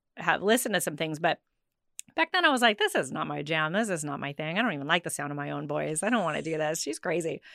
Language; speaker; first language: English; native; English